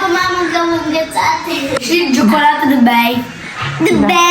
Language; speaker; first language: Romanian; early bilingual, heritage; Romanian